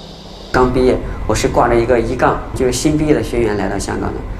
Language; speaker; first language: Chinese; native; Chinese